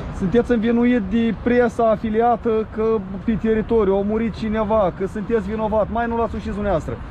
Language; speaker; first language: Romanian; native; Romanian